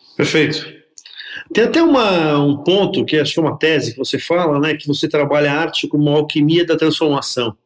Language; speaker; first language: Portuguese; native; Portuguese